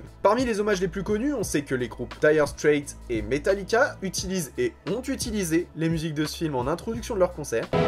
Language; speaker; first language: French; native; French